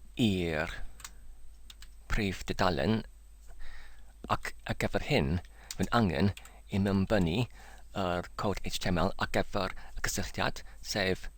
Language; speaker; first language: Welsh; non-native, learner; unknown